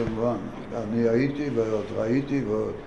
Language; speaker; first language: Hebrew; non-native, fluent; Yiddish